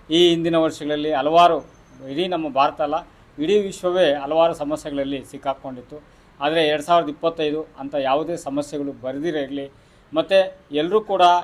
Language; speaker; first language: Kannada; native; Kannada